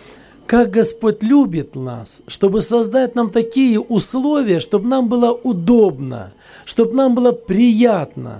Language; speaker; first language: Russian; native; Russian